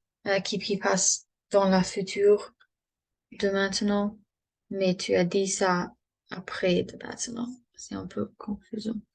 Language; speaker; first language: French; non-native, learner; English